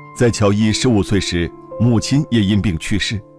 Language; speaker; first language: Chinese; native; Chinese